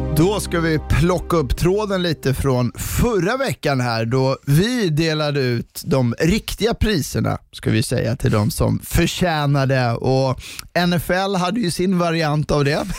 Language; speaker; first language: Swedish; native; Swedish